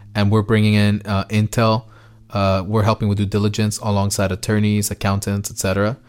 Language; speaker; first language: English; early bilingual, other home language; Spanish